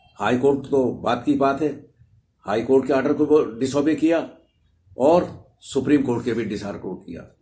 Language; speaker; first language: Urdu; native; Urdu